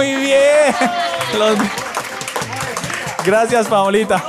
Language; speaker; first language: Spanish; native; Spanish